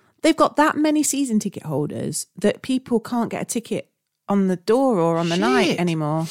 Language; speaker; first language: English; native; English